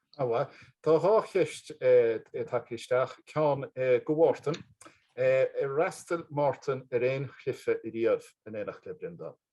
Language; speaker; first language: Irish; native; Irish